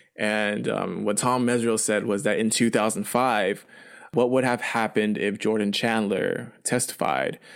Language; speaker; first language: English; early bilingual, other home language; Chinese